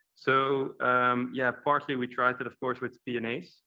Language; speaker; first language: English; non-native, fluent; Dutch